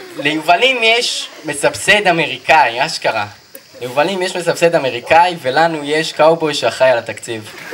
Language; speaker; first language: Hebrew; native; Hebrew